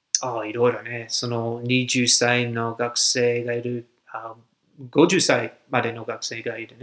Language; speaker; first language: Japanese; non-native, fluent; English